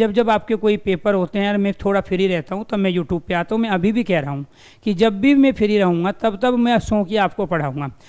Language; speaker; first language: Hindi; native; Hindi